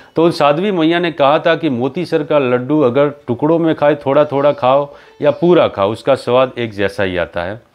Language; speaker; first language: Hindi; native; Hindi